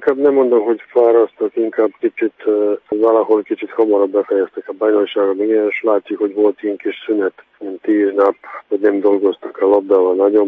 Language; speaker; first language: Hungarian; non-native, fluent; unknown